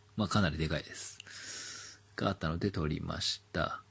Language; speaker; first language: Japanese; native; Japanese